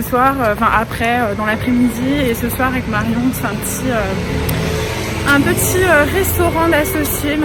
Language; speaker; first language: French; native; French